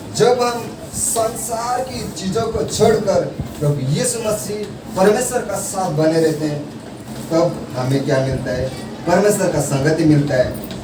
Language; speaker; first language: Hindi; non-native, local second language; Marathi